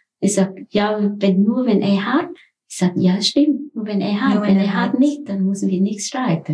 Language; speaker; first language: German; non-native, learner; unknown